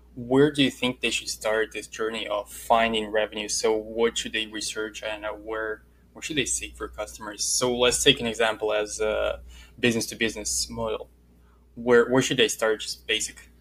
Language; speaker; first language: English; non-native, fluent; Russian